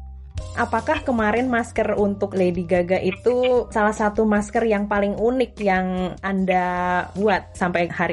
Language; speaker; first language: Indonesian; native; Indonesian